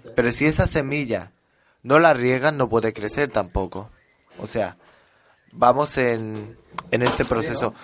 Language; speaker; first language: Spanish; early bilingual, heritage; French